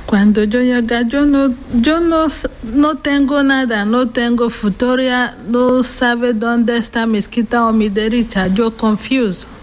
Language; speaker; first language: Spanish; non-native, learner; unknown